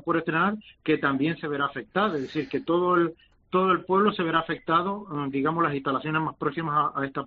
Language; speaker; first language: Spanish; native; Spanish